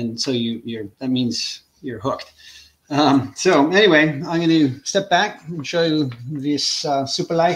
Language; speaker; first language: English; native; English